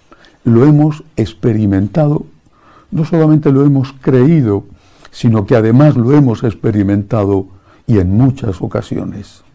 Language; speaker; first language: Spanish; native; Spanish